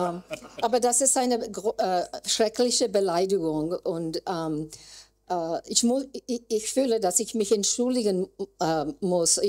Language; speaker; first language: German; non-native, learner; English